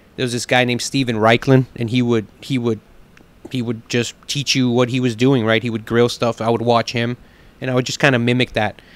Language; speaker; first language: English; native; English